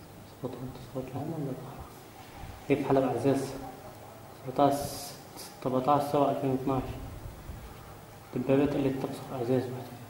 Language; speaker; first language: Arabic; native; Arabic